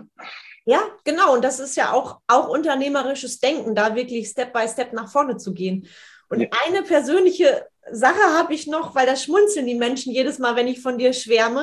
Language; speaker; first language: German; native; German